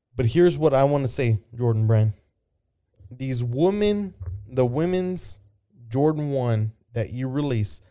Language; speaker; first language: English; native; English